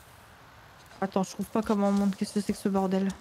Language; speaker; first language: French; native; French